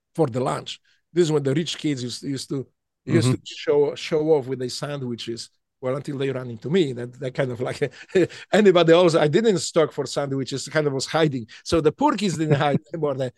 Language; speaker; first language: English; non-native, fluent; Polish